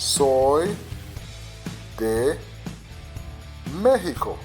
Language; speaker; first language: Spanish; non-native, fluent; English